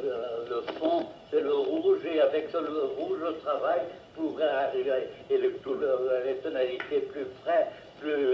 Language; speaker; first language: French; non-native, fluent; Portuguese